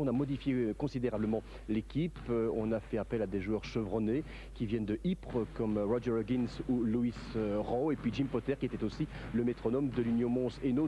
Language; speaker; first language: French; native; French